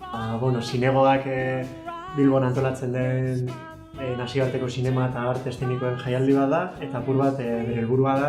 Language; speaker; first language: Basque; native; Basque